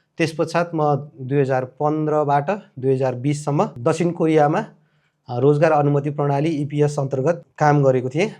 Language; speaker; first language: Nepali; native; Nepali